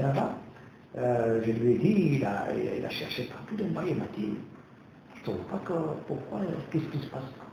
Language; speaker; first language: French; non-native, local second language; Kabyle